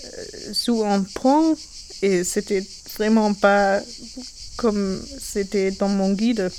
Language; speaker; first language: French; non-native, learner; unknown